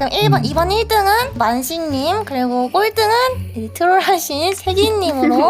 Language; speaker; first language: Korean; native; Korean